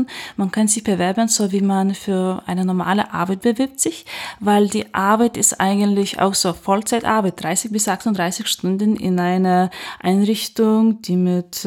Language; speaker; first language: German; non-native, fluent; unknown